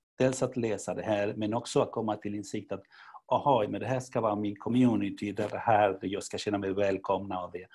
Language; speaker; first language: Swedish; non-native, fluent; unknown